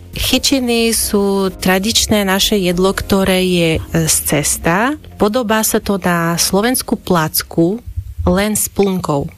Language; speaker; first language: Slovak; non-native, fluent; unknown